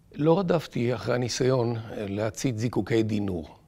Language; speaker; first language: Hebrew; native; Hebrew